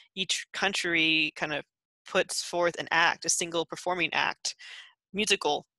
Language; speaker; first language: English; native; English